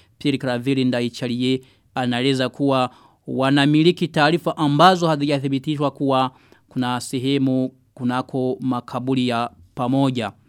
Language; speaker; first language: Swahili; non-native, local second language; Rundi